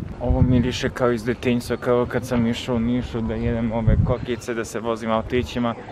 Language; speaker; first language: Serbian; early bilingual, heritage; Serbian